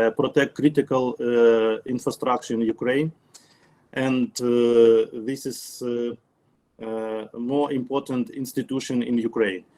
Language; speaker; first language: English; non-native, learner; Ukrainian